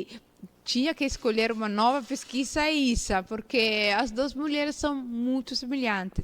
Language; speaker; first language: Portuguese; non-native, fluent; Italian